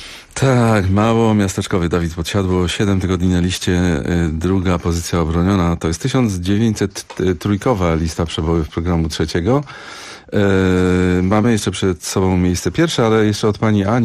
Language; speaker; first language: Polish; native; Polish